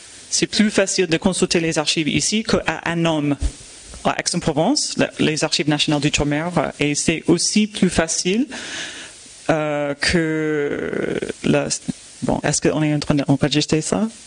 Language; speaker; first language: French; non-native, fluent; English